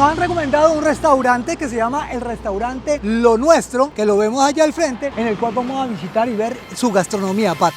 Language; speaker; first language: Spanish; native; Spanish